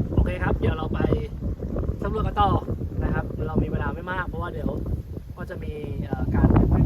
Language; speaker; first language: Thai; native; Thai